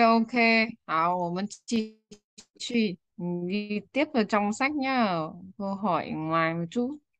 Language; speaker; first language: Chinese; non-native, fluent; Vietnamese